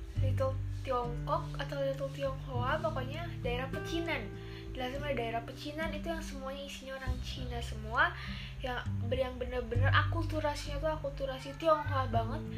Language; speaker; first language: Indonesian; native; Indonesian